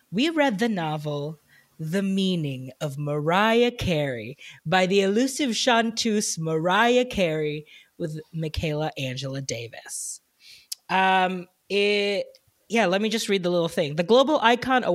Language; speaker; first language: English; non-native, local second language; Filipino